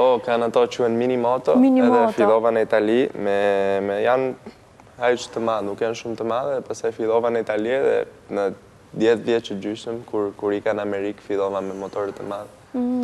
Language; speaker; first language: Albanian; early bilingual, heritage; Albanian